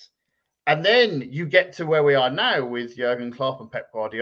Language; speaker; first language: English; native; English